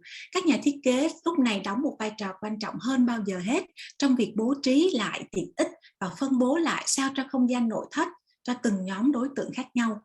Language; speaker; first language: Vietnamese; native; Vietnamese